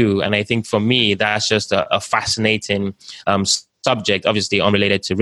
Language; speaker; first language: English; non-native, local second language; Yoruba